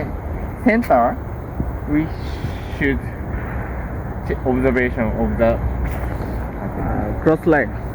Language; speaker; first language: English; non-native, local second language; Bangla